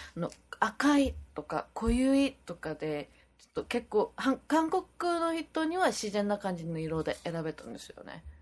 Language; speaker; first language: Japanese; non-native, fluent; Korean